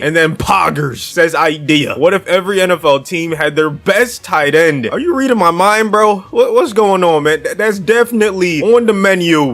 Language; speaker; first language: English; native; English